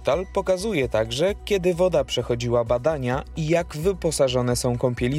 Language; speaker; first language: Polish; native; Polish